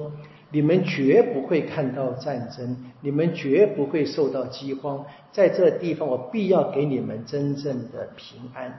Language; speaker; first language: Chinese; native; Chinese